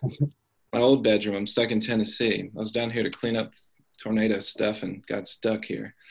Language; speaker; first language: English; native; English